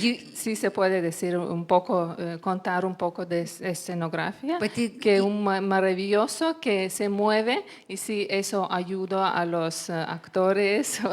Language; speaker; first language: Spanish; non-native, learner; Lithuanian